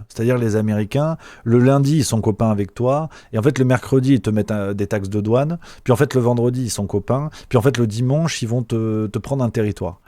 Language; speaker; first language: French; native; French